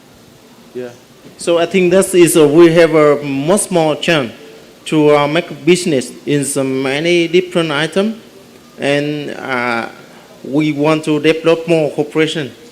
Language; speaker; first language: English; non-native, learner; Vietnamese